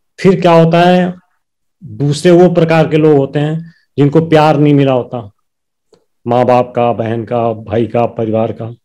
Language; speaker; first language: Hindi; native; Hindi